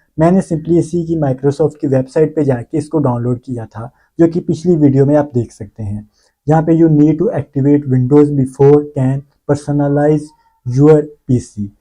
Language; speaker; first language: Urdu; native; Urdu